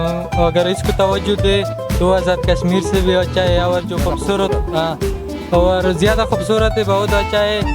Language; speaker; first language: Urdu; non-native, local second language; Pashto